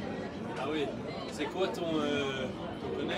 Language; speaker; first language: French; early bilingual, other home language; English